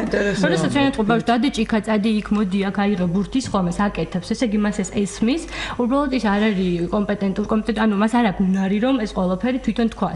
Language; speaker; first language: Georgian; native; Georgian